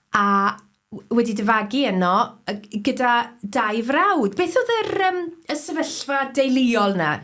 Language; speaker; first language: Welsh; native; Welsh